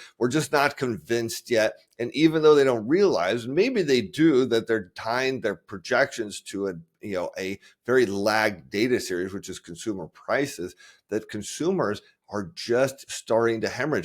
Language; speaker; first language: English; native; English